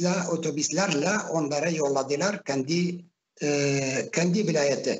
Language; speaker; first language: Turkish; non-native, fluent; Arabic